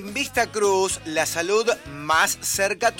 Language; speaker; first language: Spanish; native; Spanish